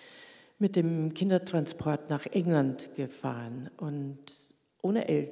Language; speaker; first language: German; early bilingual, heritage; German